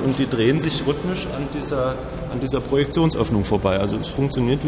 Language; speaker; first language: German; native; German